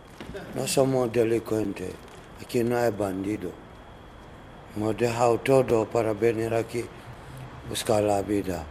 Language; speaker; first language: Spanish; non-native, learner; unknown